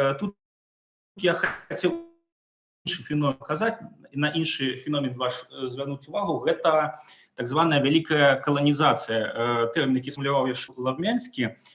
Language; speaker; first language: Belarusian; non-native, local second language; Russian